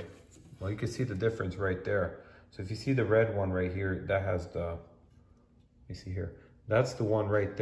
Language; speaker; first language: English; native; English